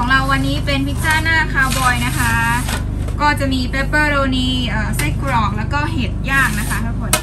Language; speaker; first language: Thai; native; Thai